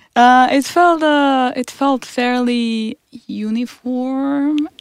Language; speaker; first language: English; non-native, fluent; Czech